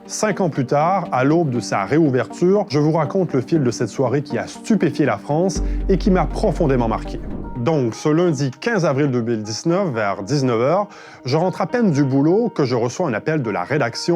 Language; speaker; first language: French; native; French